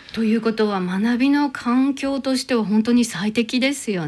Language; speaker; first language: Japanese; native; Japanese